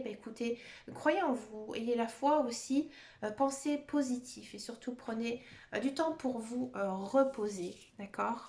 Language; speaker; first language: French; native; French